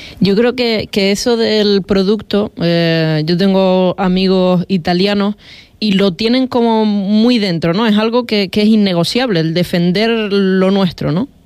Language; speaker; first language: Spanish; native; Spanish